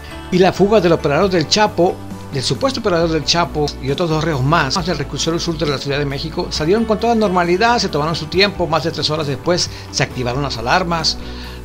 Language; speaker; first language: Spanish; native; Spanish